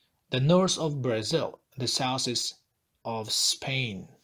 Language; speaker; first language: English; non-native, fluent; Azerbaijani